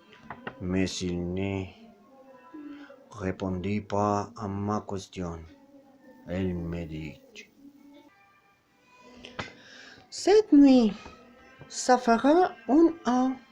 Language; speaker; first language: French; non-native, learner; Spanish